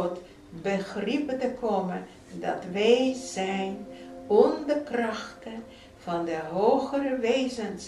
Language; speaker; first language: Dutch; non-native, fluent; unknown